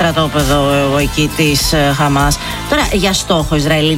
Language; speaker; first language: Greek; native; Greek